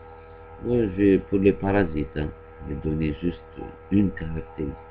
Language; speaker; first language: French; non-native, local second language; Arabic